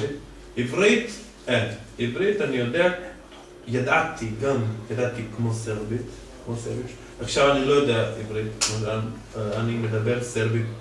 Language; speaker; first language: Hebrew; non-native, fluent; Serbian